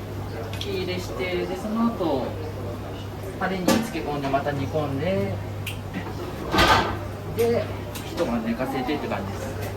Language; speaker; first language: Japanese; native; Japanese